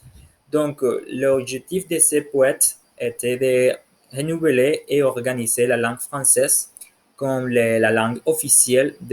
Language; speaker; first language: French; non-native, learner; Spanish